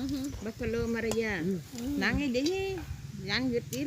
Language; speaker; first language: Thai; native; Thai